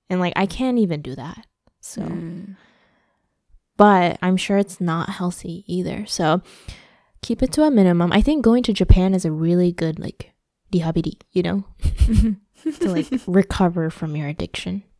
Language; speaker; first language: English; early bilingual, other home language; Japanese